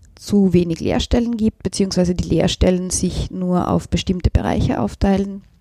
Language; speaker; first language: German; native; German